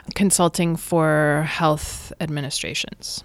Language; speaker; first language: English; native; English